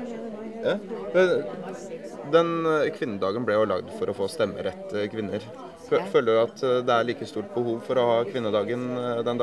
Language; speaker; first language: Norwegian; native; Norwegian